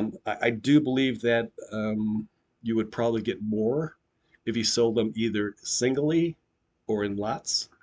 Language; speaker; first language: English; native; English